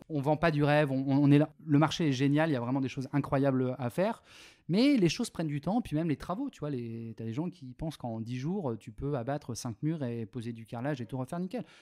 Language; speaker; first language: French; native; French